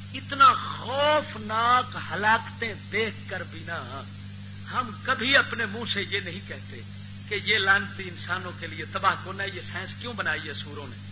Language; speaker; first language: Urdu; non-native, local second language; Punjabi